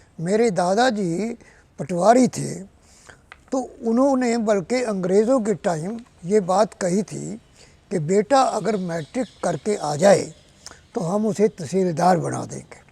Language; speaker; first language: Urdu; non-native, local second language; Punjabi